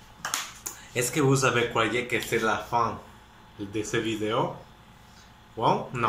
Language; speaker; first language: French; non-native, learner; Spanish